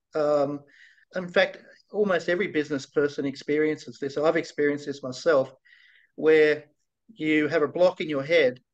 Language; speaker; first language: English; native; English